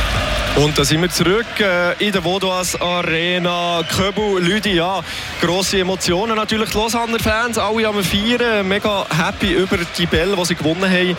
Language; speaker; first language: German; native; German